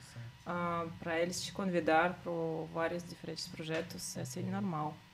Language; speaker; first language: Portuguese; non-native, learner; Russian